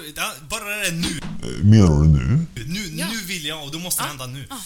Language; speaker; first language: Swedish; native; Swedish